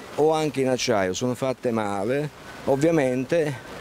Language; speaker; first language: Italian; native; Italian